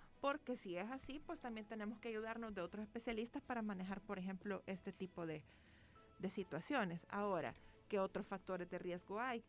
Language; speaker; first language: Spanish; native; Spanish